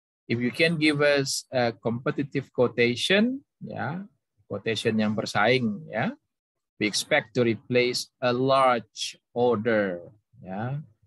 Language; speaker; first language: English; non-native, fluent; Indonesian